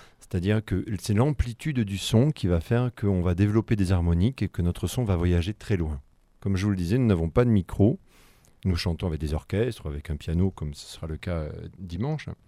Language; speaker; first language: French; native; French